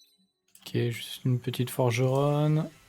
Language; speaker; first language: French; native; French